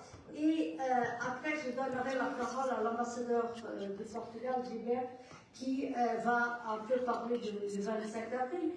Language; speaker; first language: French; non-native, fluent; Portuguese